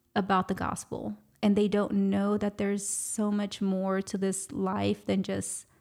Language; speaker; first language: English; native; English